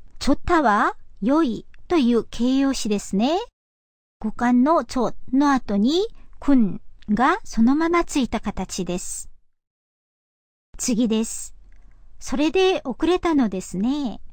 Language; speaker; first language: Japanese; non-native, fluent; Korean